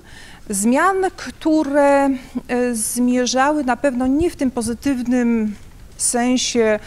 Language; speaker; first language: Polish; native; Polish